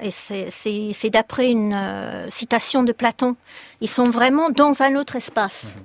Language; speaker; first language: French; non-native, fluent; English